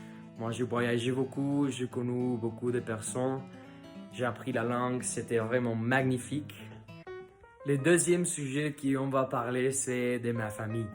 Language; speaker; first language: French; non-native, learner; Spanish